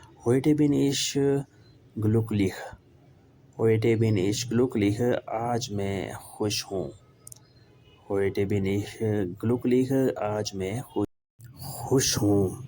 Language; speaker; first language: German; non-native, fluent; Urdu